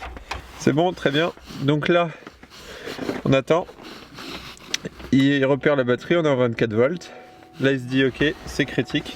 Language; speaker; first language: French; native; French